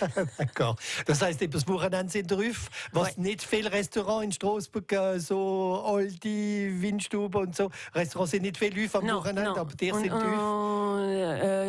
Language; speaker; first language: German; native; German